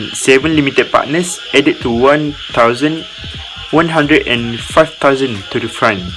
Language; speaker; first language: English; non-native, local second language; Malay